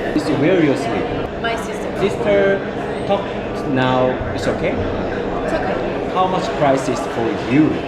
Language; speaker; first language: English; non-native, learner; Korean